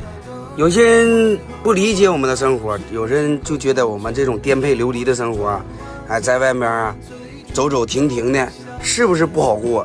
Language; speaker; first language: Chinese; native; Chinese